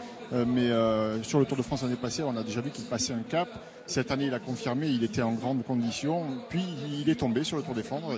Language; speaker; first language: French; native; French